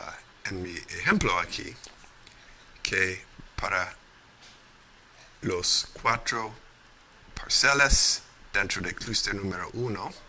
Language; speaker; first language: Spanish; non-native, fluent; English